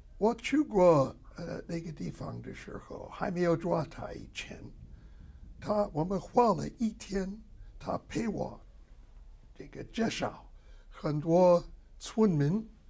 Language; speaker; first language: Chinese; non-native, fluent; English